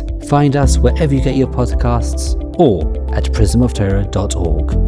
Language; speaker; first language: English; native; English